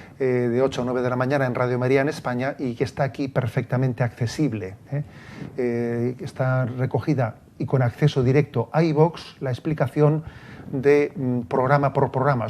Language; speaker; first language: Spanish; native; Spanish